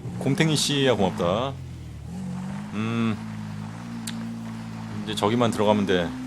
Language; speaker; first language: Korean; native; Korean